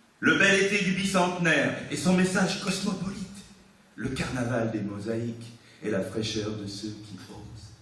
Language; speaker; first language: French; native; French